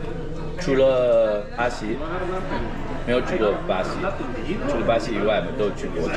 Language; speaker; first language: Chinese; non-native, fluent; English